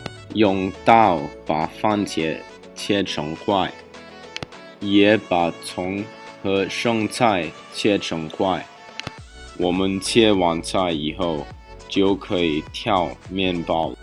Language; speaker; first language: Chinese; non-native, learner; English